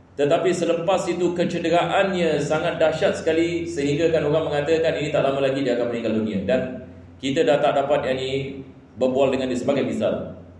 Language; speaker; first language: Malay; non-native, fluent; Arabic